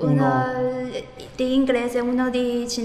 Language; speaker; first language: Italian; non-native, learner; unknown